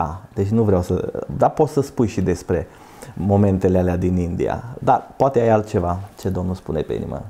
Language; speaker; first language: Romanian; native; Romanian